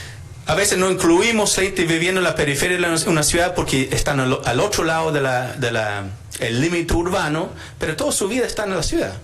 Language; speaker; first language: Spanish; non-native, fluent; English